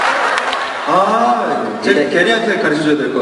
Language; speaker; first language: Chinese; non-native, learner; Korean